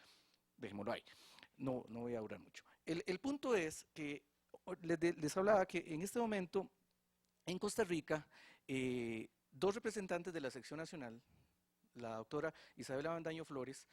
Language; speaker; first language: Spanish; native; Spanish